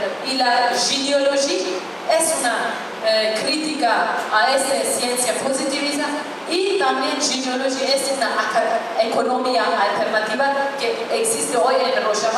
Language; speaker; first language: Spanish; non-native, fluent; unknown